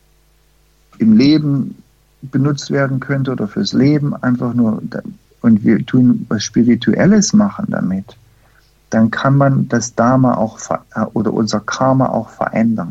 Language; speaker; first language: German; early bilingual, heritage; German